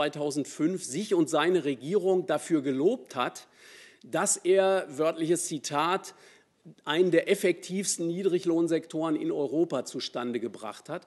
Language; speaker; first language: German; native; German